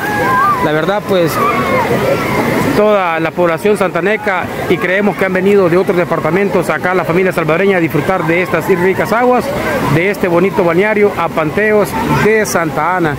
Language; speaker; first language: Spanish; native; Spanish